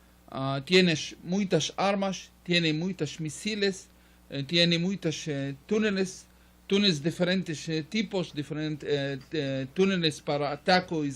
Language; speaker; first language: Spanish; non-native, learner; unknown